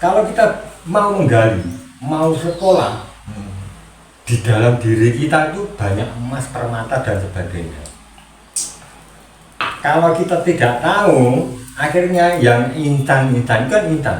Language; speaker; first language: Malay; non-native, local second language; Javanese